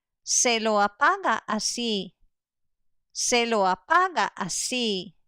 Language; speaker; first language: Spanish; non-native, fluent; English